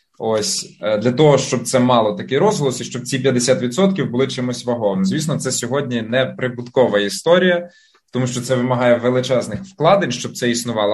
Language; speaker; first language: Ukrainian; native; Ukrainian